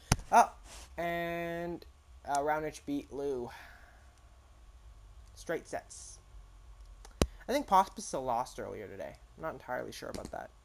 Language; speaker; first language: English; native; English